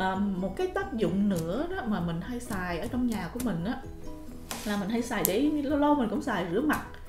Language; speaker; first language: Vietnamese; early bilingual, heritage; Vietnamese